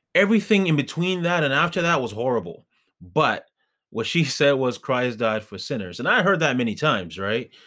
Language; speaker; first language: English; early bilingual, other home language; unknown